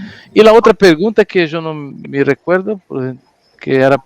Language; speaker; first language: Spanish; non-native, learner; Portuguese